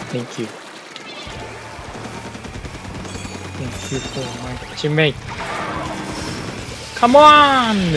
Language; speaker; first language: English; non-native, learner; Japanese